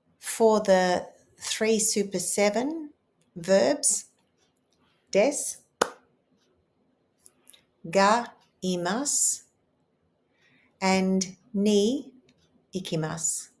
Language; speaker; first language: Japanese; non-native, fluent; English